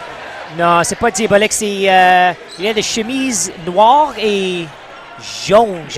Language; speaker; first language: French; non-native, local second language; English